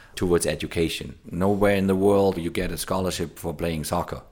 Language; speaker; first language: English; non-native, fluent; German